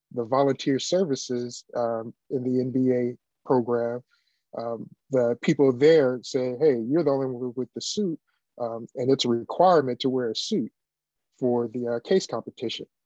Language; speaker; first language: English; native; English